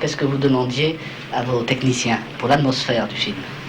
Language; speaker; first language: French; native; French